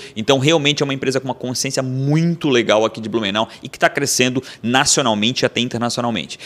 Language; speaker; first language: Portuguese; native; Portuguese